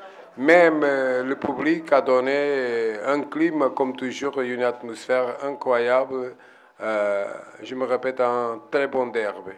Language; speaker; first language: French; non-native, learner; Portuguese